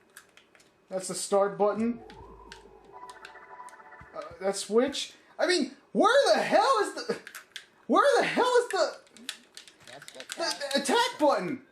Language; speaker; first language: English; native; English